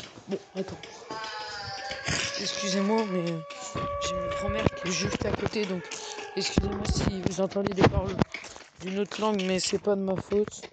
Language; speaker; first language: French; native; French